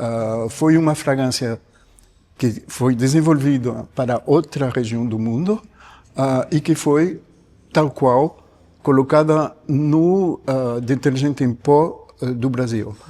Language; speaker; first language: Portuguese; non-native, fluent; French